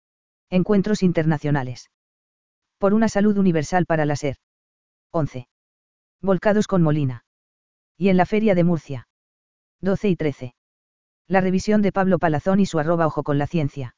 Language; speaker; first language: Spanish; native; Spanish